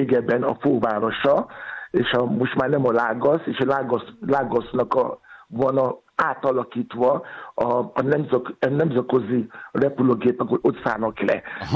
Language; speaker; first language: Hungarian; non-native, fluent; Yoruba